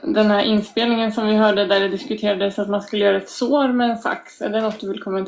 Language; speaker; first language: Swedish; native; Swedish